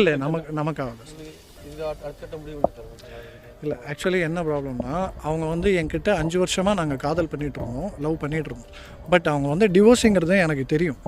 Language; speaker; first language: Tamil; native; Tamil